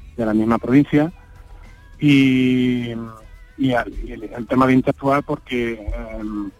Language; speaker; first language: Spanish; native; Spanish